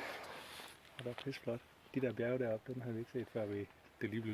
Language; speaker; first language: Danish; native; Danish